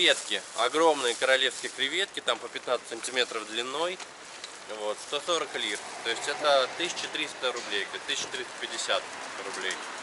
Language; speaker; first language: Russian; native; Russian